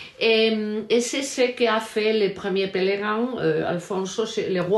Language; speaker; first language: French; non-native, learner; Galician